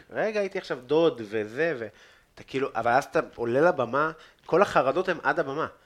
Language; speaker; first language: Hebrew; native; Hebrew